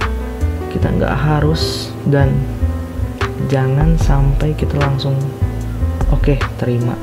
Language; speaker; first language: Indonesian; native; Indonesian